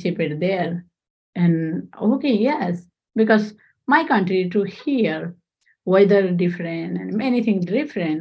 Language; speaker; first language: English; non-native, learner; Nepali